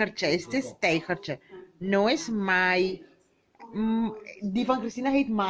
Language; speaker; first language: Dutch; non-native, learner; Spanish